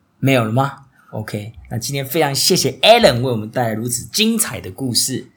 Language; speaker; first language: Chinese; native; Chinese